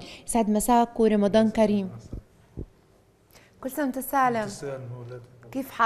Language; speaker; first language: Arabic; native; Arabic